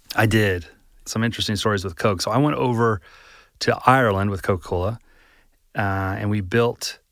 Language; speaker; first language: English; native; English